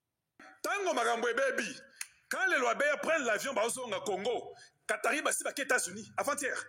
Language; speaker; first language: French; non-native, local second language; Lingala